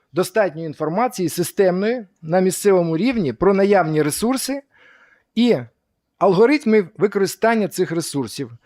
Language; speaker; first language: Ukrainian; native; Ukrainian